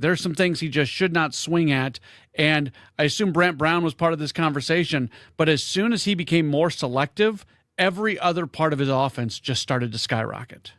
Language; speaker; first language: English; native; English